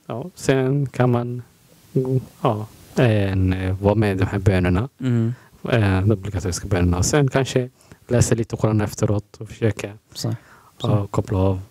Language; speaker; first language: Swedish; non-native, learner; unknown